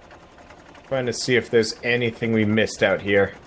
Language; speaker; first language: English; native; English